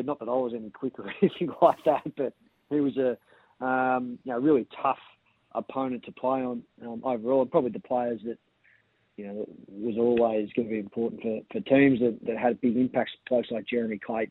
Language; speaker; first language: English; native; English